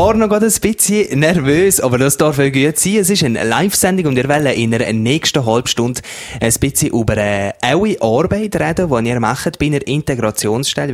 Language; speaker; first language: German; native; German